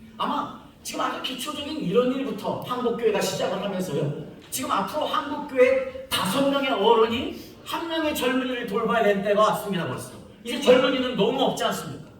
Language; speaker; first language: Korean; native; Korean